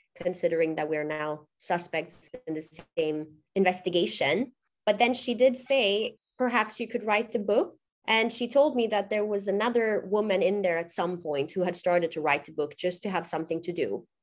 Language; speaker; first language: English; non-native, fluent; Swedish